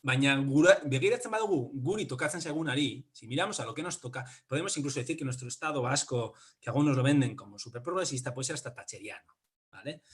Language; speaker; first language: Spanish; native; Spanish